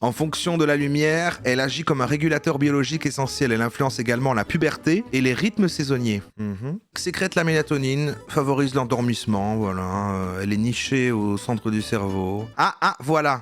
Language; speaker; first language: French; native; French